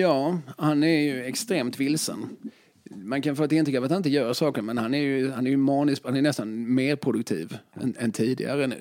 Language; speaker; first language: Swedish; native; Swedish